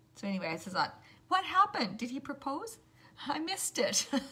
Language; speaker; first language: English; native; English